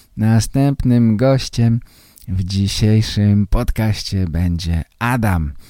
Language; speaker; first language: Polish; native; Polish